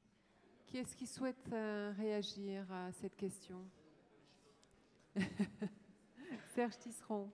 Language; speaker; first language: French; native; French